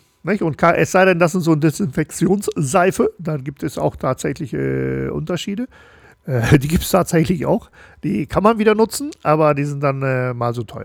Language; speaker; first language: German; native; German